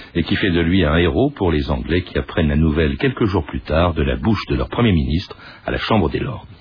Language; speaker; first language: French; native; French